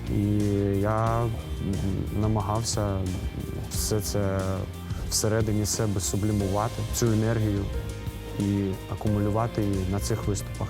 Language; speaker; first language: Ukrainian; native; Ukrainian